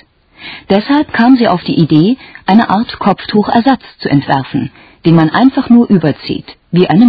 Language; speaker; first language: German; native; German